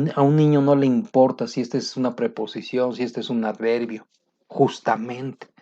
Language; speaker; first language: Spanish; native; Spanish